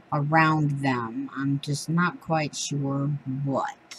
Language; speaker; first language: English; native; English